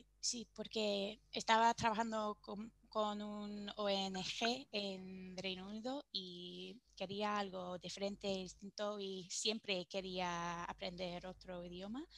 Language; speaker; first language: Spanish; non-native, learner; English